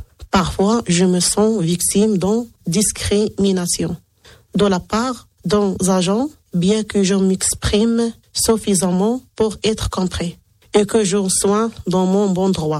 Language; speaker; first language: French; non-native, local second language; Arabic